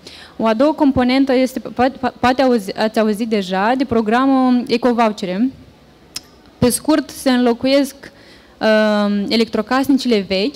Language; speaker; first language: Romanian; native; Romanian